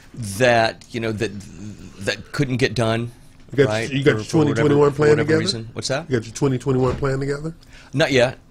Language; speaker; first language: English; native; English